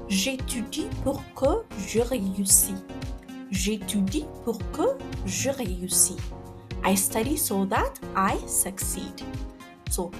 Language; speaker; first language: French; non-native, fluent; Amharic